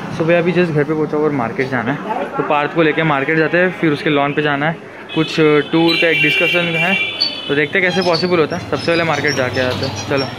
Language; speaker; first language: Hindi; non-native, local second language; Marathi